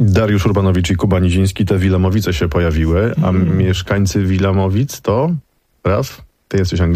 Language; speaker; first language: Polish; native; Polish